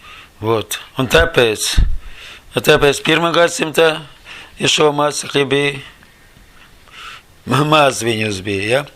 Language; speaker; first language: Latvian; non-native, learner; Russian